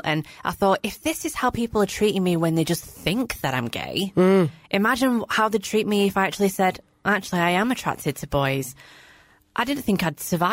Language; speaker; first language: English; native; English